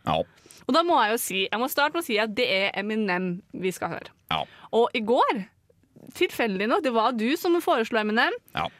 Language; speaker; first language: Norwegian; native; Norwegian